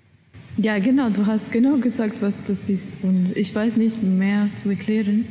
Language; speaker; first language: German; non-native, learner; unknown